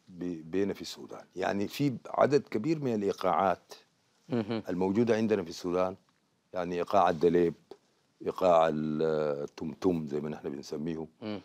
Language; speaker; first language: Arabic; native; Arabic